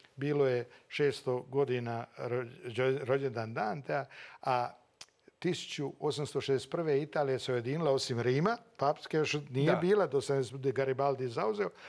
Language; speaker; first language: Croatian; native; Croatian